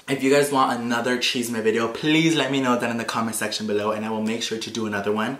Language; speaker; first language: English; early bilingual, other home language; Spanish